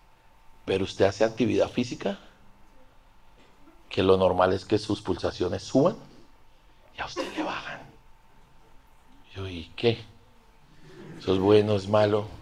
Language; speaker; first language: Spanish; native; Spanish